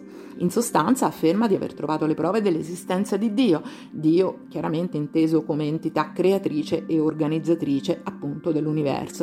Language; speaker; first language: Italian; native; Italian